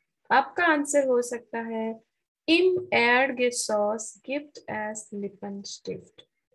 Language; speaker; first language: German; non-native, fluent; Hindi